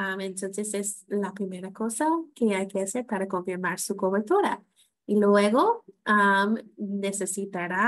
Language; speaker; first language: Spanish; non-native, fluent; English